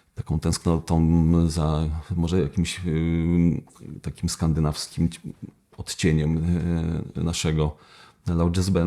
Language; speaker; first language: Polish; native; Polish